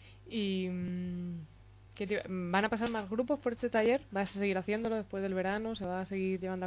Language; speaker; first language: Spanish; native; Spanish